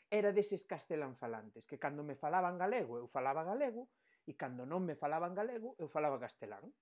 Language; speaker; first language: Spanish; native; Spanish